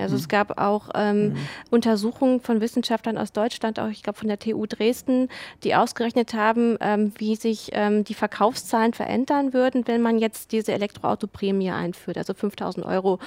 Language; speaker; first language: German; native; German